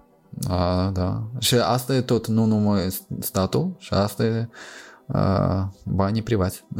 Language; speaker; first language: Romanian; non-native, local second language; Russian